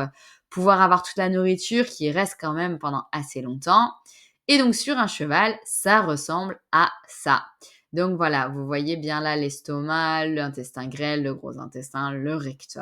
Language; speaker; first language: French; native; French